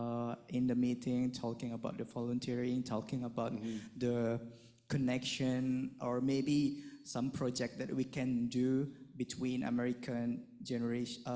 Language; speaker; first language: English; non-native, fluent; Indonesian